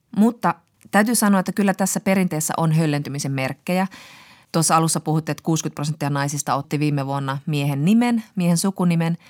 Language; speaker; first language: Finnish; native; Finnish